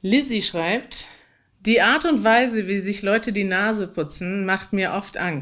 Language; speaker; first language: German; native; German